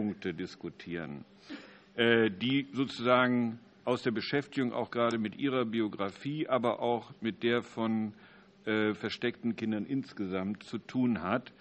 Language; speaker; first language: German; native; German